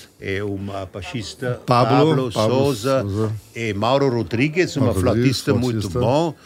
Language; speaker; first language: Portuguese; non-native, learner; German